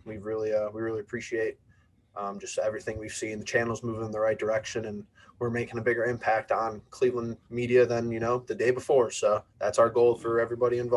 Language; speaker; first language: English; native; English